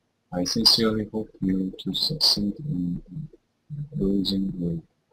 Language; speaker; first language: English; non-native, learner; Korean